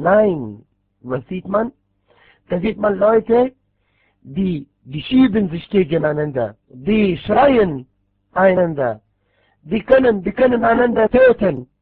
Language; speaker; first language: German; non-native, fluent; Arabic